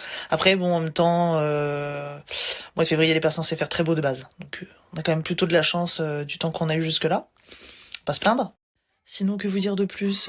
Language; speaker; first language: French; native; French